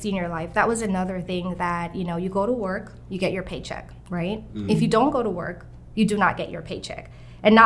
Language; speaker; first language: English; native; English